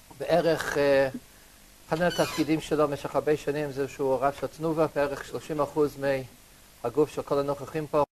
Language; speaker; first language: Hebrew; non-native, fluent; English